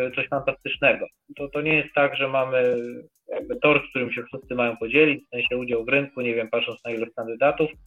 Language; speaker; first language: Polish; native; Polish